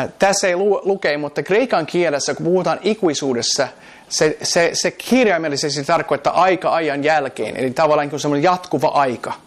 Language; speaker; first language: Finnish; non-native, fluent; English